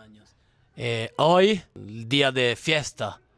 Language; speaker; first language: Spanish; non-native, learner; Italian